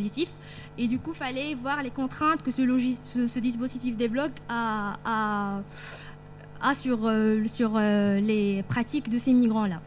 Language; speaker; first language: French; non-native, local second language; Arabic